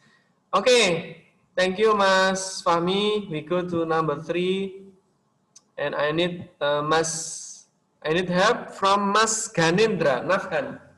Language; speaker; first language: English; non-native, local second language; Indonesian